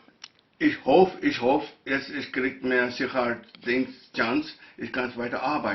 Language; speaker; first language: German; non-native, learner; Urdu